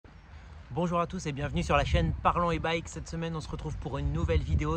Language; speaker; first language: French; native; French